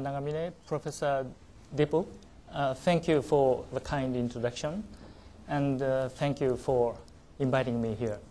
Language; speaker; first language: English; non-native, learner; Japanese